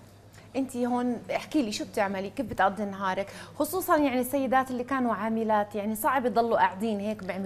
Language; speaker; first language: Arabic; native; Arabic